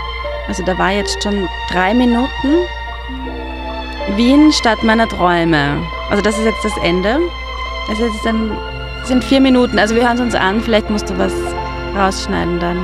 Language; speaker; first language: German; native; German